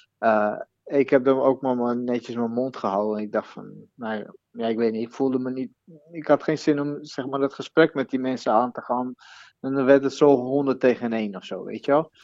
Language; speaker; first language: Dutch; native; Dutch